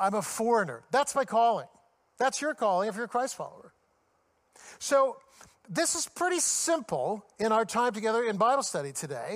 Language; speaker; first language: English; native; English